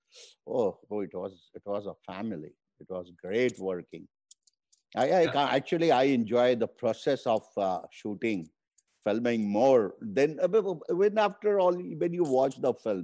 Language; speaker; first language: English; non-native, local second language; Hindi